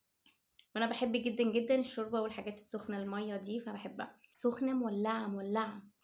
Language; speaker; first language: Arabic; native; Arabic